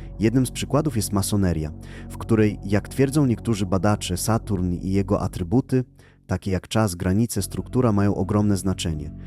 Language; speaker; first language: Polish; native; Polish